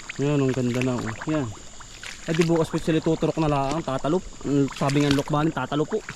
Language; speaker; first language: Filipino; native; Filipino